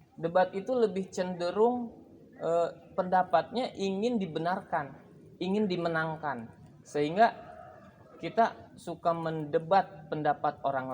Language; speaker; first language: Indonesian; native; Indonesian